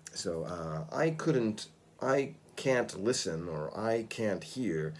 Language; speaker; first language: English; native; English